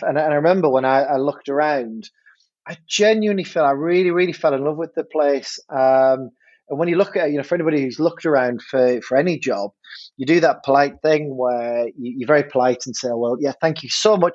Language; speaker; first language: English; native; English